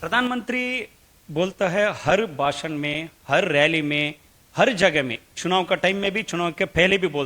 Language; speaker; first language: Hindi; non-native, local second language; Kannada